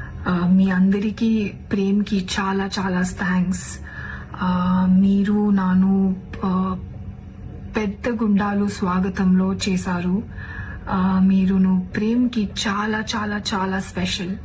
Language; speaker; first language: Telugu; non-native, learner; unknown